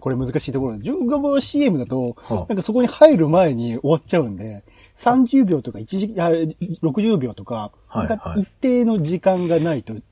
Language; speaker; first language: Japanese; native; Japanese